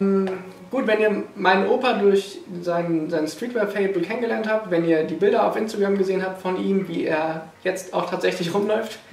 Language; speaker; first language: German; native; German